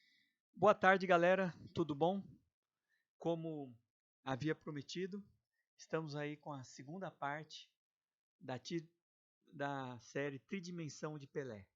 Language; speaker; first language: Portuguese; native; Portuguese